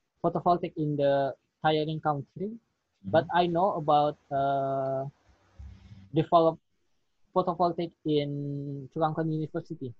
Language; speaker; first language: English; non-native, learner; Indonesian